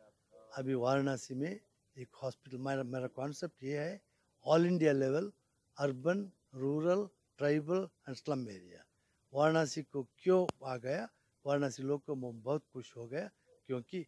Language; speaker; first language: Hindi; non-native, local second language; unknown